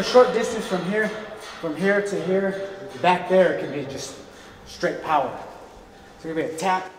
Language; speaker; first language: English; native; English